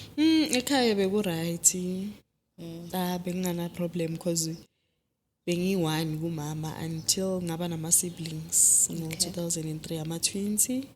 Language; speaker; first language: Zulu; native; Zulu